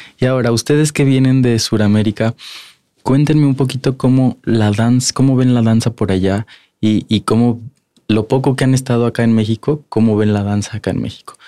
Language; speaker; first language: Spanish; native; Spanish